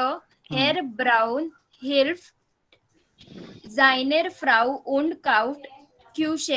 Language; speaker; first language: German; non-native, learner; Marathi